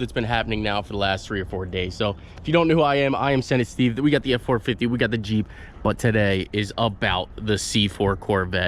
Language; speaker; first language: English; native; English